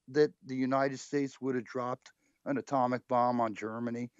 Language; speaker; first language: English; native; English